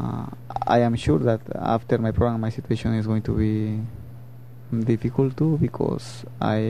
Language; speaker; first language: English; non-native, learner; Spanish